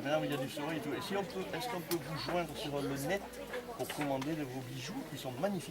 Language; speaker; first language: French; native; French